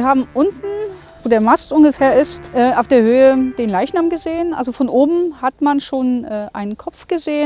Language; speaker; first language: German; native; German